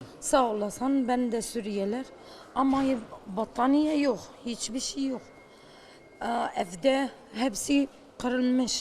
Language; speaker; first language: Turkish; non-native, learner; Arabic